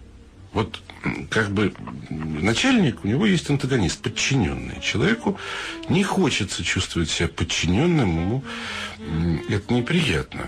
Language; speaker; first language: Russian; native; Russian